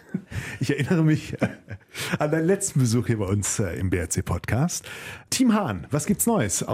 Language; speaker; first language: German; native; German